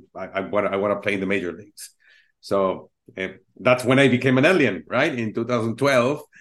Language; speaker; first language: English; non-native, fluent; Spanish